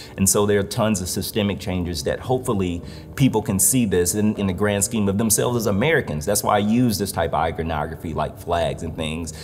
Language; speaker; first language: English; native; English